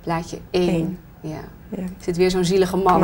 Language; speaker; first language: Dutch; native; Dutch